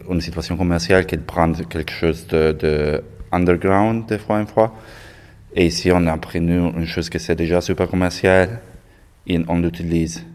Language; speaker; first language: French; non-native, learner; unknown